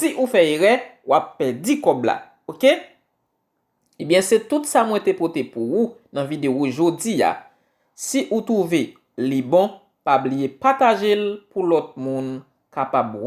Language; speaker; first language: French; non-native, local second language; Haitian Creole